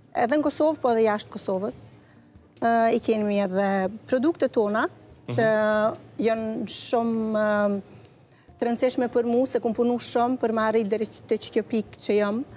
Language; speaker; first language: Albanian; early bilingual, heritage; Albanian